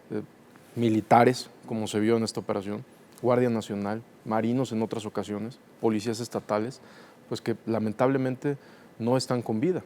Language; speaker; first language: Spanish; native; Spanish